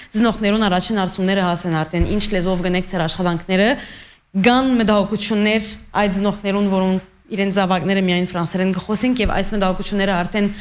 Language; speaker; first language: Armenian; early bilingual, heritage; Armenian